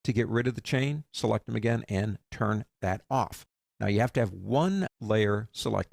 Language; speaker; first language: English; native; English